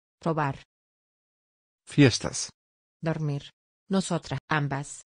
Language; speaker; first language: Spanish; non-native, learner; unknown